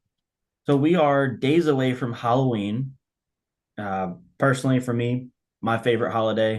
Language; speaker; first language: English; native; English